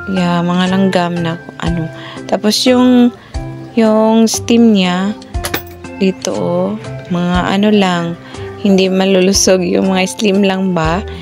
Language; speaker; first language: Filipino; non-native, local second language; Cebuano